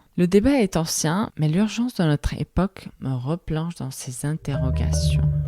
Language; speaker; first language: French; non-native, fluent; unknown